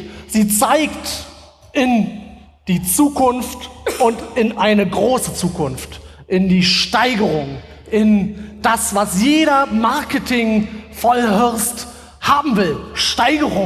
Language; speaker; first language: German; native; German